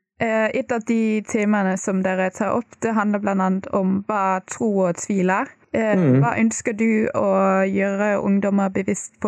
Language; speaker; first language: Norwegian; native; Norwegian